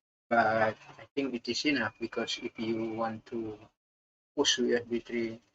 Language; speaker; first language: English; non-native, learner; Indonesian